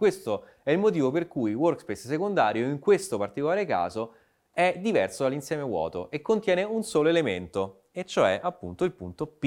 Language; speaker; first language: Italian; native; Italian